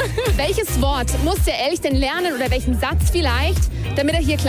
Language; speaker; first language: German; native; German